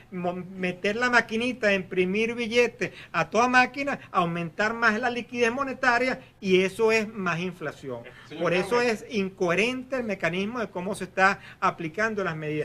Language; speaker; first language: Spanish; native; Spanish